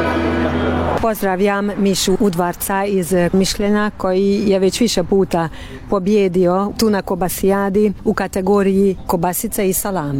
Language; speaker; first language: Croatian; native; Croatian